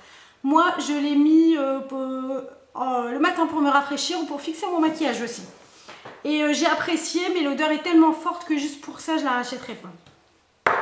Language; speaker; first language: French; native; French